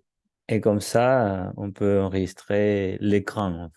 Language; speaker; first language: French; non-native, learner; Spanish